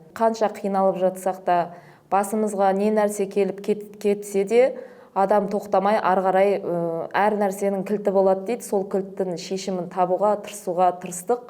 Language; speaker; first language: Kazakh; native; Kazakh